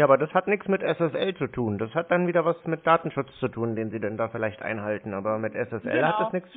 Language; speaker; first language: German; native; German